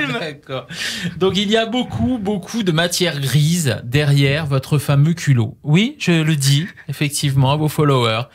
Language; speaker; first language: French; native; French